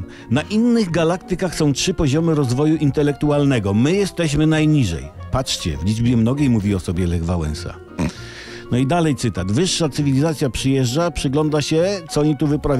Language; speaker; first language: Polish; native; Polish